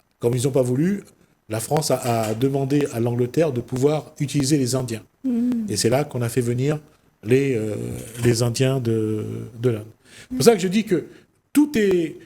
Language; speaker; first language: French; native; French